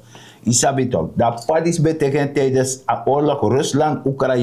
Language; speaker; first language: Dutch; non-native, local second language; Sranan Tongo